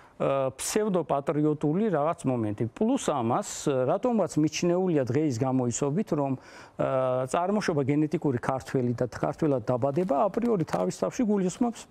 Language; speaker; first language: Georgian; non-native, local second language; Azerbaijani